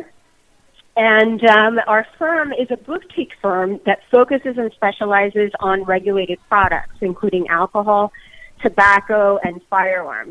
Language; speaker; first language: English; native; English